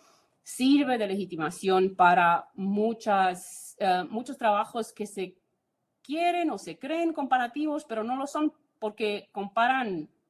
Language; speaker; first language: Spanish; non-native, fluent; Romanian